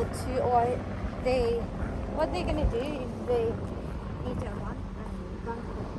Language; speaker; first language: English; non-native, fluent; Japanese